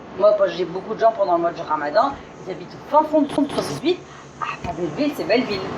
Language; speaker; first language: French; native; French